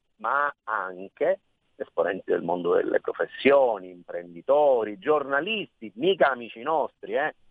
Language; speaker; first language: Italian; native; Italian